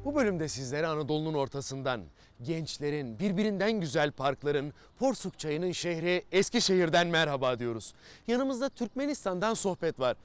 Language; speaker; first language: Turkish; native; Turkish